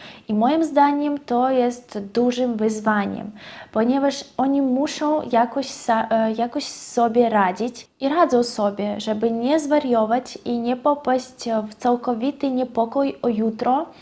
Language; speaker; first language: Polish; non-native, fluent; Russian